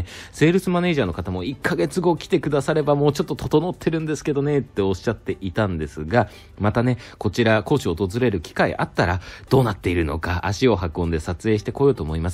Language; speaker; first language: Japanese; native; Japanese